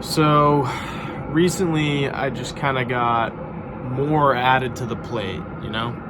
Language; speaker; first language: English; native; English